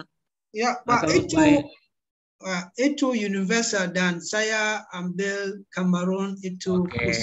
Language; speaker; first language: Indonesian; non-native, learner; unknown